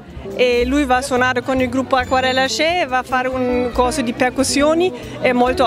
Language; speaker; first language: Italian; non-native, learner; Portuguese